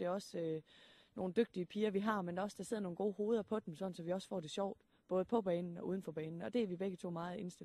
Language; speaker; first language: Danish; native; Danish